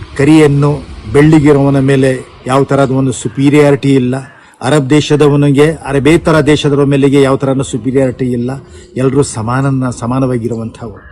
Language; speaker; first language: Kannada; non-native, local second language; Urdu